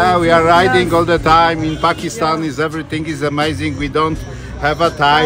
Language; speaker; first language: English; non-native, learner; Polish